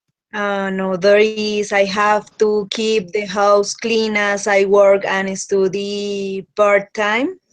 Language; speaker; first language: English; non-native, learner; Spanish